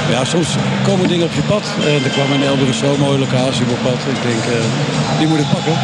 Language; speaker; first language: Dutch; native; Dutch